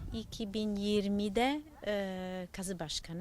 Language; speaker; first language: Turkish; non-native, learner; Italian